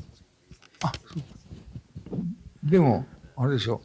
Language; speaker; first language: Japanese; native; Japanese